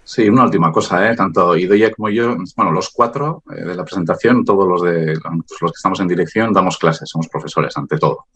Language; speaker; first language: Spanish; non-native, local second language; Basque